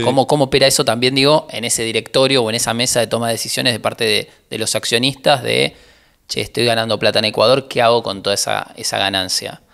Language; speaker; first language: Spanish; native; Spanish